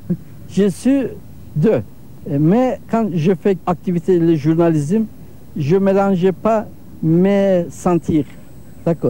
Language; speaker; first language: French; non-native, learner; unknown